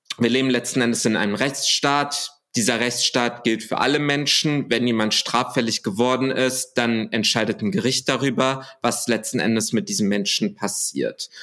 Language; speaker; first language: German; early bilingual, other home language; Arabic